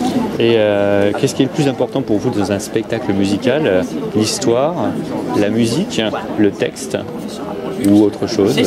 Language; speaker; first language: French; native; French